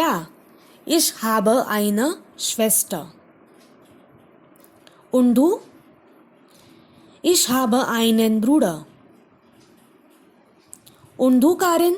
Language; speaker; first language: German; non-native, fluent; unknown